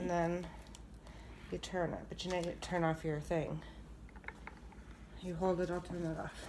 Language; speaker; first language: English; native; English